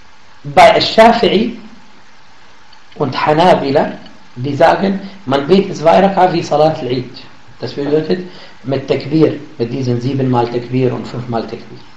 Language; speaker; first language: German; non-native, learner; Arabic